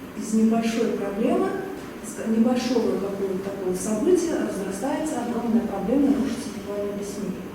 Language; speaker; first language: Russian; native; Russian